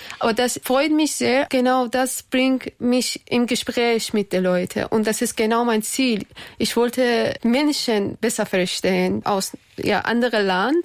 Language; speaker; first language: German; non-native, learner; Persian